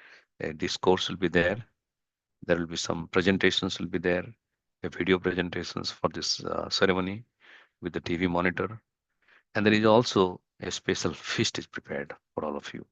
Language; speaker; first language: English; non-native, fluent; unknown